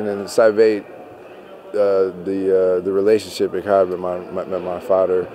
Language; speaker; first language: Dutch; non-native, fluent; English